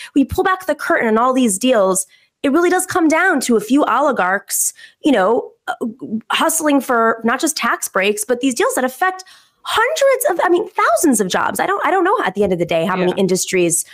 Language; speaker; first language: English; native; English